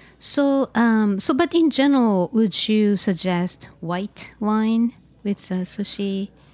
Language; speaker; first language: English; non-native, fluent; Japanese